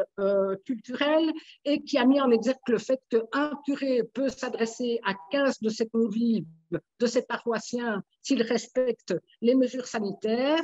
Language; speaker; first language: French; native; French